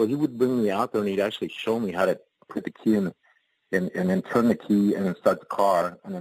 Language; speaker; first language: English; native; English